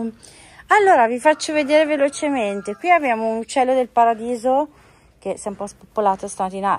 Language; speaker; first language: Italian; native; Italian